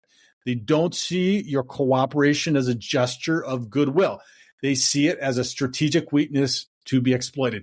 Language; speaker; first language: English; native; English